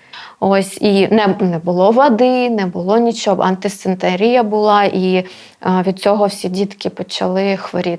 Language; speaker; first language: Ukrainian; non-native, local second language; Russian